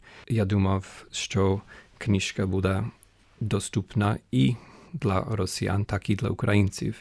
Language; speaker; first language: Ukrainian; non-native, fluent; English